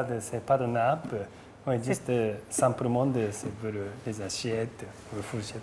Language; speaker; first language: French; non-native, learner; Japanese